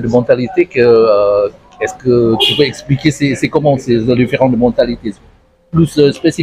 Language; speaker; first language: French; non-native, learner; Indonesian